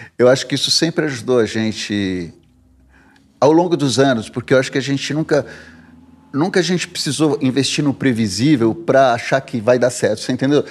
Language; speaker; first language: Portuguese; early bilingual, heritage; Portuguese